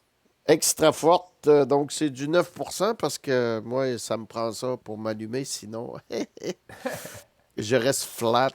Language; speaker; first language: French; native; French